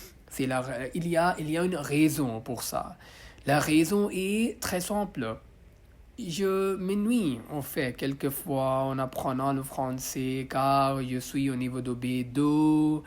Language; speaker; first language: French; non-native, learner; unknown